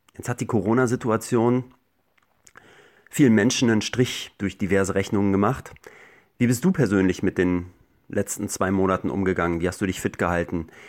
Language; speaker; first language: German; native; German